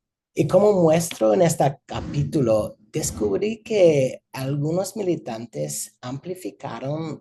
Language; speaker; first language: Spanish; non-native, fluent; English